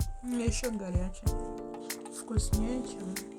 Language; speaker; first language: Russian; non-native, learner; English